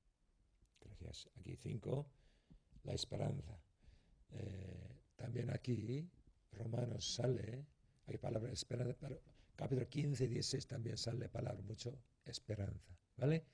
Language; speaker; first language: Spanish; non-native, learner; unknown